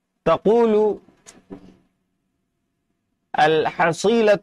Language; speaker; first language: Arabic; non-native, fluent; Urdu